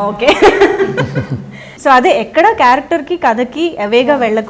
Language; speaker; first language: Telugu; native; Telugu